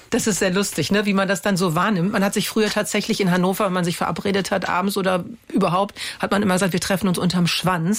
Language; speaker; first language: German; native; German